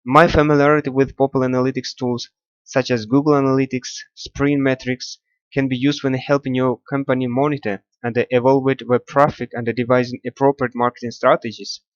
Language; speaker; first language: English; non-native, learner; Kazakh